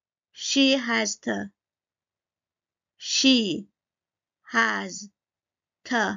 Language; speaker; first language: English; non-native, fluent; Chinese